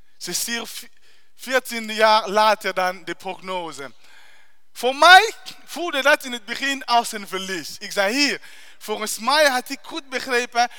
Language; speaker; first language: Dutch; non-native, fluent; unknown